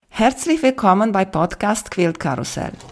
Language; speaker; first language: German; non-native, fluent; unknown